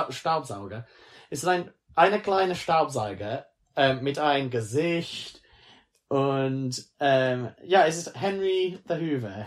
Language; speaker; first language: German; non-native, learner; English